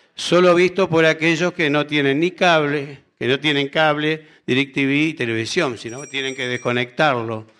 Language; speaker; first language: Spanish; native; Spanish